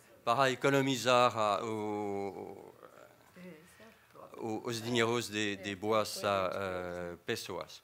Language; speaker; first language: Portuguese; non-native, fluent; French